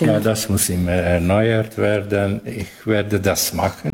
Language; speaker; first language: German; non-native, local second language; Hungarian